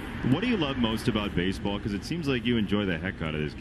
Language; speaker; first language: English; native; English